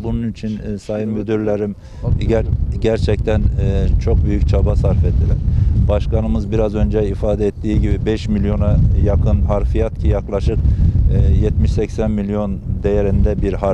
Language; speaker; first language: Turkish; native; Turkish